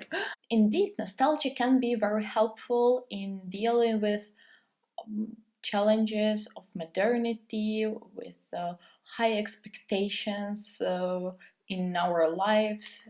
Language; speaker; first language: English; non-native, fluent; Russian